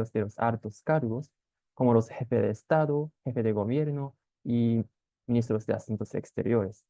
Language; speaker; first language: Spanish; non-native, fluent; Japanese